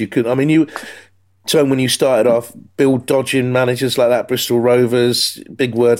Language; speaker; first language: English; native; English